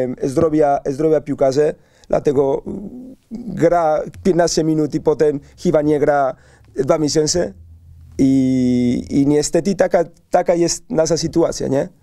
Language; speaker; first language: Polish; non-native, learner; Spanish